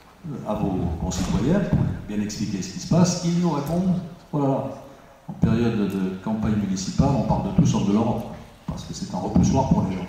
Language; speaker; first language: French; native; French